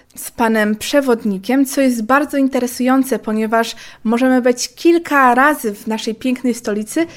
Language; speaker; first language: Polish; native; Polish